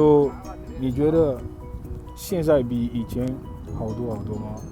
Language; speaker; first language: Chinese; non-native, learner; English